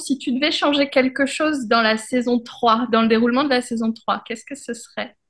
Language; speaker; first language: French; native; French